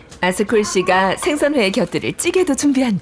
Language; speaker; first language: Korean; native; Korean